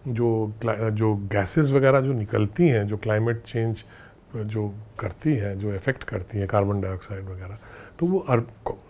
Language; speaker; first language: Hindi; native; Hindi